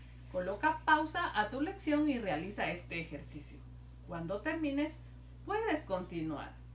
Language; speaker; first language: Spanish; native; Spanish